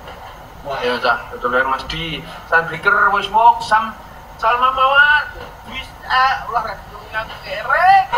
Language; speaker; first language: Indonesian; native; Indonesian